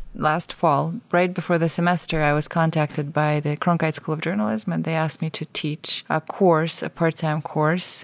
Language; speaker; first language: English; non-native, fluent; Russian